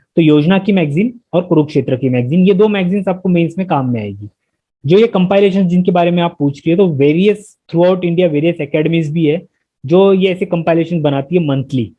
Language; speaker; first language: Hindi; non-native, local second language; Marathi